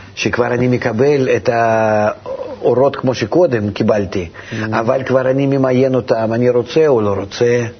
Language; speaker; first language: Hebrew; non-native, fluent; Russian